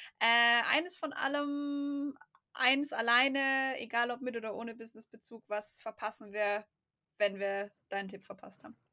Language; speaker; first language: German; native; German